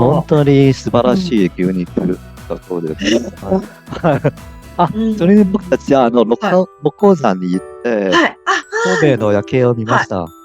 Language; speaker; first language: Japanese; non-native, fluent; Cantonese